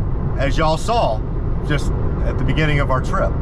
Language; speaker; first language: English; native; English